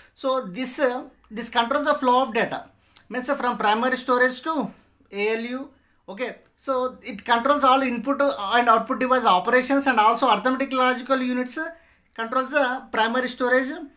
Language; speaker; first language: English; non-native, local second language; Telugu